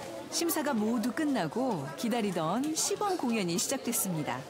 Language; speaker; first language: Korean; native; Korean